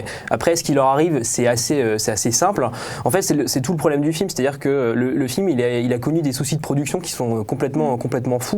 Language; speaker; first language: French; native; French